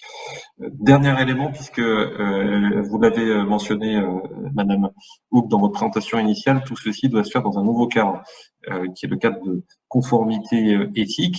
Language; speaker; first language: French; native; French